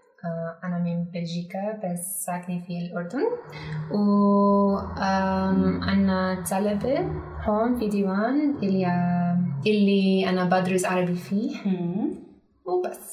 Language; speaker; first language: Arabic; non-native, learner; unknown